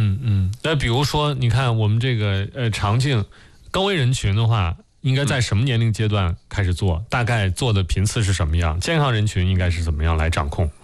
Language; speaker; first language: Chinese; native; Chinese